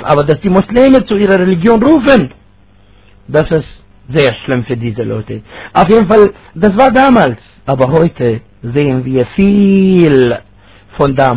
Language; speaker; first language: German; non-native, fluent; Arabic